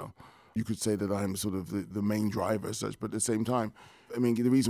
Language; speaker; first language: English; native; English